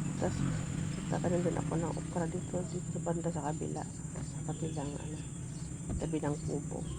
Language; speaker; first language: Filipino; non-native, local second language; Iloko